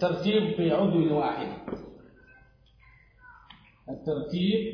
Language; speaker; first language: Arabic; non-native, fluent; Swahili